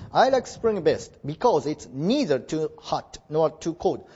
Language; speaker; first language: English; non-native, fluent; Japanese